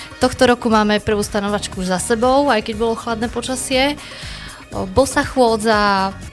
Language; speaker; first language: Slovak; native; Slovak